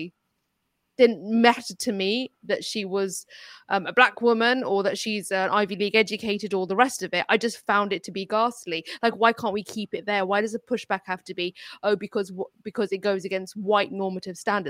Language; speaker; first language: English; non-native, local second language; Urdu